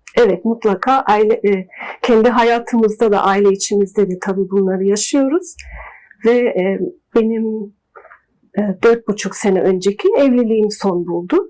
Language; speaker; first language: Turkish; early bilingual, heritage; Turkish